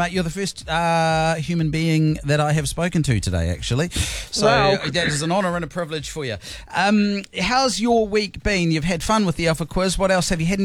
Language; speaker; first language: English; native; English